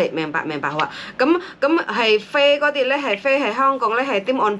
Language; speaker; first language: Cantonese; non-native, fluent; Indonesian